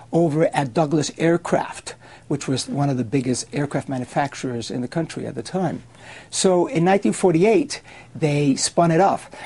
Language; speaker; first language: English; non-native, fluent; Spanish